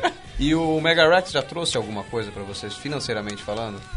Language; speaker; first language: Portuguese; native; Portuguese